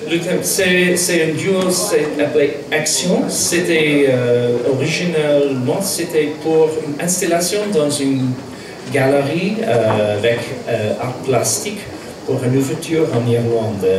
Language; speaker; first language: French; non-native, fluent; English